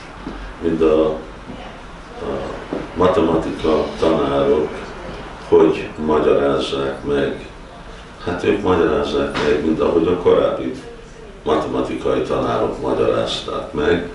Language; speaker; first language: Hungarian; early bilingual, heritage; Hungarian